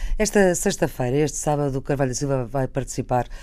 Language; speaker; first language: Portuguese; native; Portuguese